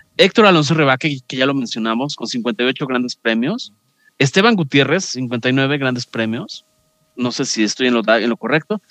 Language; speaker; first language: Spanish; native; Spanish